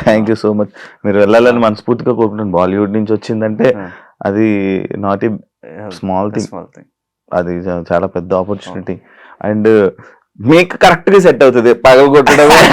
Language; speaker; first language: Telugu; native; Telugu